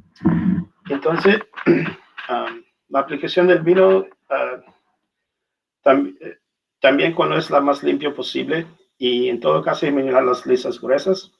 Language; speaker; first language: Spanish; non-native, learner; English